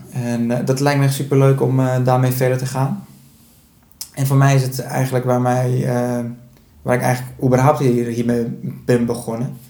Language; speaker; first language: Dutch; early bilingual, other home language; Persian